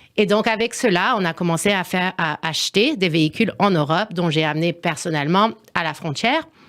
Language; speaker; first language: French; non-native, fluent; English